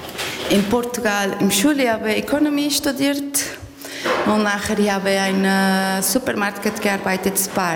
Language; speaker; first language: German; non-native, learner; Portuguese